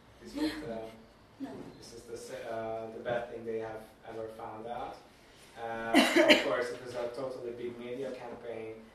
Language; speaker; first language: English; non-native, fluent; Hungarian